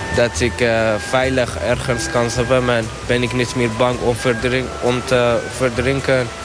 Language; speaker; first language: Dutch; non-native, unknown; Persian